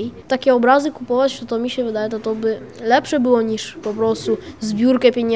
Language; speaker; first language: Polish; early bilingual, other home language; Ukrainian